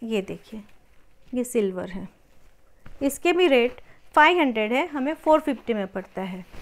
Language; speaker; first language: Hindi; non-native, local second language; Marathi